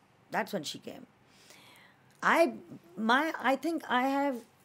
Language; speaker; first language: English; early bilingual, other home language; Hindi